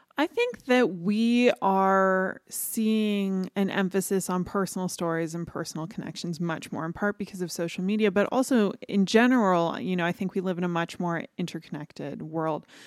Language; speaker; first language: English; early bilingual, other home language; Filipino